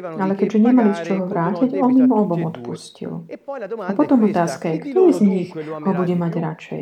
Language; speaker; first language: Slovak; non-native, fluent; Italian